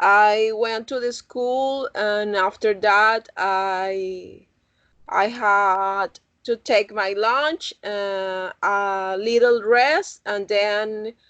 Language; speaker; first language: English; non-native, learner; Spanish